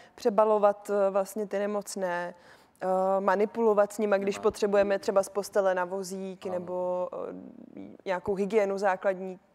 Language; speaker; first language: Czech; native; Czech